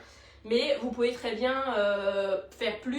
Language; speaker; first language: French; native; French